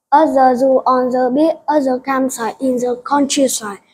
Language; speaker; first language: English; non-native, learner; Vietnamese